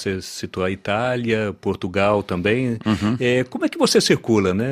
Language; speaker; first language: Portuguese; native; Portuguese